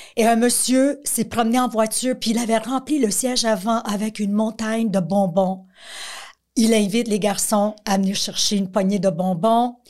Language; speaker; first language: French; native; French